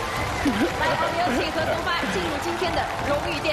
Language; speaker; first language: Chinese; native; Chinese